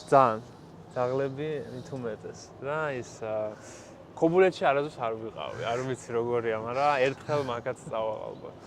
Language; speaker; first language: Georgian; early bilingual, heritage; Georgian